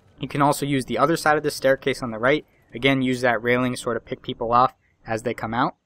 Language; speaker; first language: English; native; English